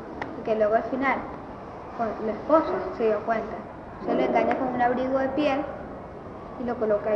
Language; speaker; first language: Spanish; native; Spanish